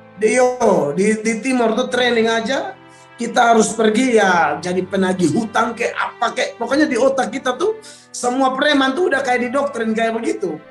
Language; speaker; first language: Indonesian; native; Indonesian